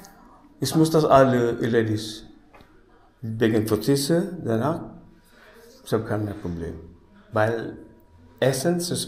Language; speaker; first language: German; non-native, learner; Filipino